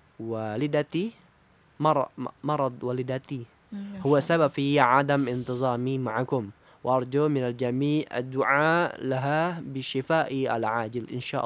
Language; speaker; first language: Arabic; non-native, fluent; Indonesian